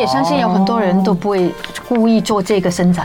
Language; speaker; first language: Chinese; native; Chinese